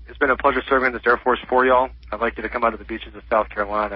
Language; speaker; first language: English; native; English